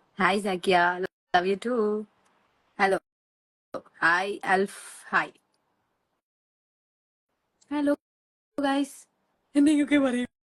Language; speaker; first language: Malayalam; non-native, local second language; Tamil